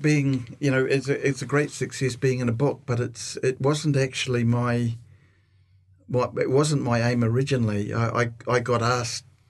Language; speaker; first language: English; native; English